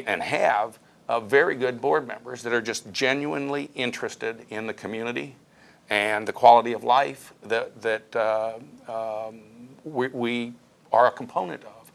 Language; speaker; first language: English; native; English